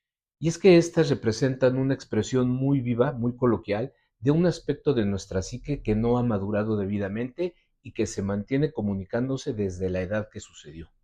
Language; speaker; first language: Spanish; native; Spanish